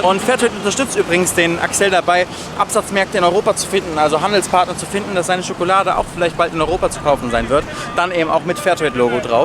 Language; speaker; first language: German; native; German